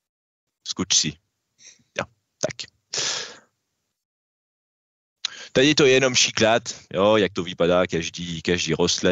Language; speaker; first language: Czech; non-native, learner; French